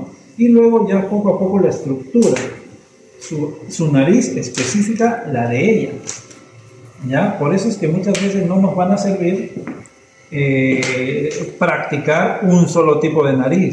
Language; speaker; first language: Spanish; native; Spanish